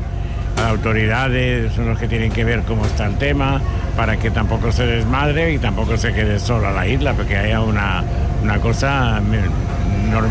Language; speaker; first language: Spanish; native; Spanish